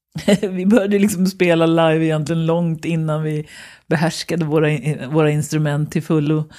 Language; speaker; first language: Swedish; native; Swedish